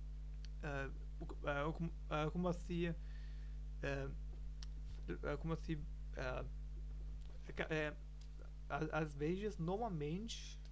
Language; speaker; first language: Spanish; non-native, learner; German